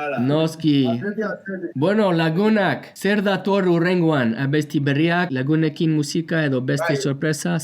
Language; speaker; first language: Basque; non-native, learner; English